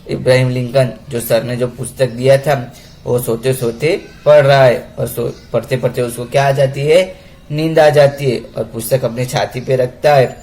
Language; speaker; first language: Hindi; non-native, local second language; Gujarati